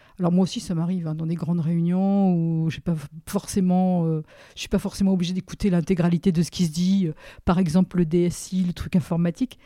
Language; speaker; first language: French; native; French